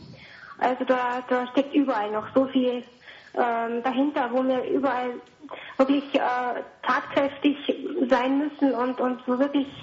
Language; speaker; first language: German; native; German